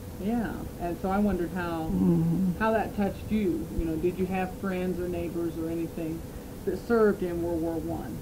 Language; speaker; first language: English; native; English